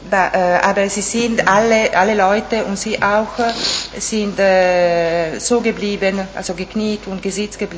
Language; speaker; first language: German; non-native, local second language; Italian